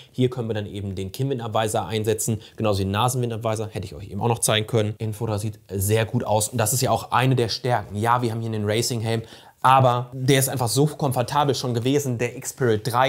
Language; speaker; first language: German; native; German